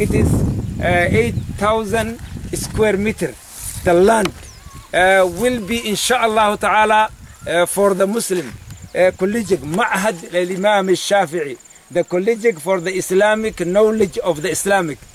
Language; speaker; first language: English; non-native, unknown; Oromo